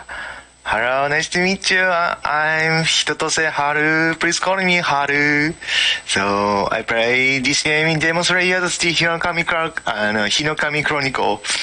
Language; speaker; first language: English; non-native, learner; Japanese